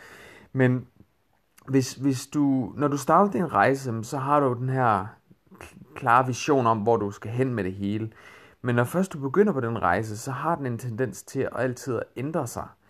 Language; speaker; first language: Danish; native; Danish